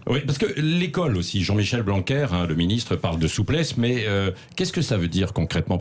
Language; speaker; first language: French; native; French